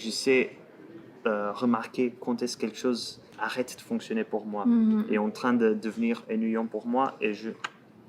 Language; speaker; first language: French; non-native, fluent; Portuguese